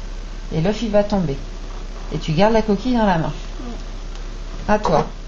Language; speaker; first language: French; native; French